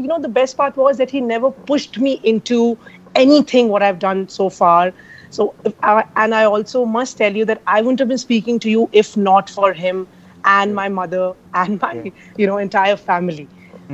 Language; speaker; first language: English; non-native, local second language; Hindi